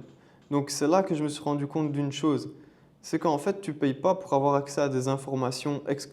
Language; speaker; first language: French; native; French